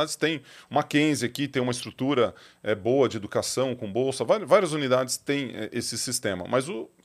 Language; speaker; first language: Portuguese; native; Portuguese